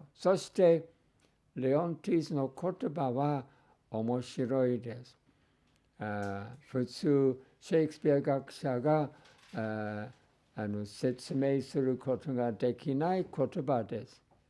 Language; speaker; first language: Japanese; non-native, fluent; English